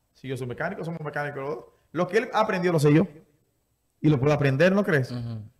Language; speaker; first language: Spanish; native; Spanish